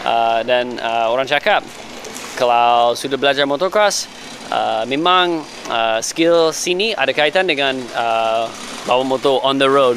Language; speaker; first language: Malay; non-native, fluent; English